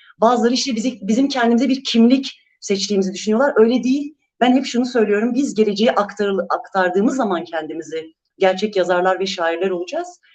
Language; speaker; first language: Turkish; non-native, local second language; Kurdish